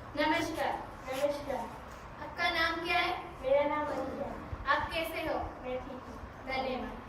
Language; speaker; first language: Hindi; non-native, local second language; Telugu